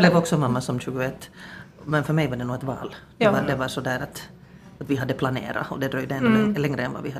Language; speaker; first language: Swedish; native; Swedish